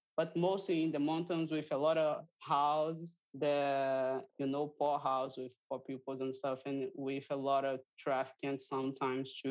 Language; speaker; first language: English; non-native, fluent; Portuguese